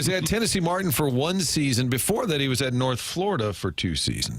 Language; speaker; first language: English; native; English